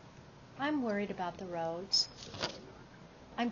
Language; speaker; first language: English; native; English